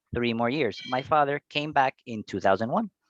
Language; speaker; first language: English; non-native, fluent; Spanish